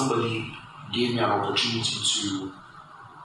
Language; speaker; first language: English; non-native, local second language; Akan